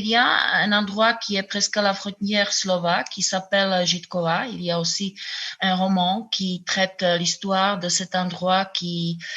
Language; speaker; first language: French; non-native, fluent; Czech